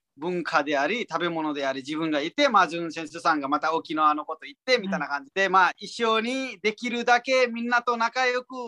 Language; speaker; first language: Japanese; non-native, fluent; Nepali